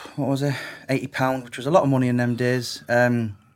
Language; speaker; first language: English; native; English